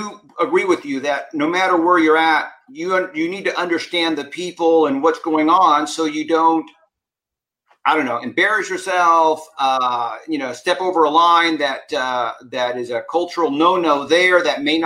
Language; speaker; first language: English; native; English